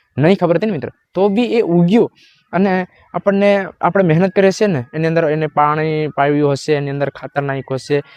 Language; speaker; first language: Gujarati; non-native, local second language; Rathawi